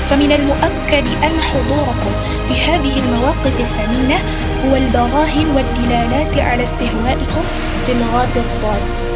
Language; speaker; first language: Arabic; non-native, fluent; Indonesian